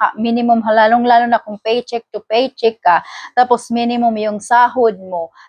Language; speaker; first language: Filipino; non-native, local second language; Cebuano